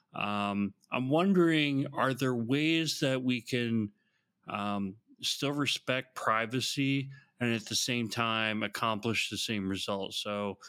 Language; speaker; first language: English; native; English